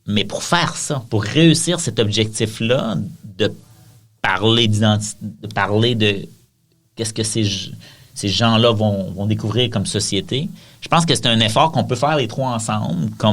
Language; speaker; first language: French; native; French